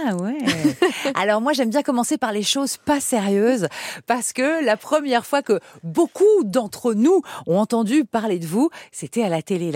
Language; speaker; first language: French; native; French